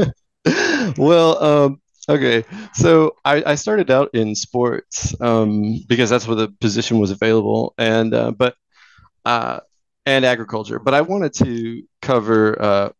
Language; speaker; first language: English; native; English